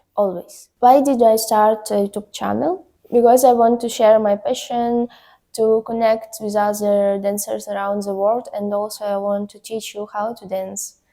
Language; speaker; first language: English; non-native, learner; Ukrainian